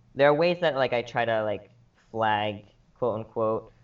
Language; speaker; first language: English; early bilingual, other home language; Arabic